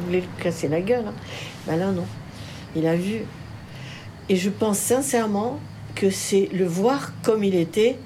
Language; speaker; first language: French; native; French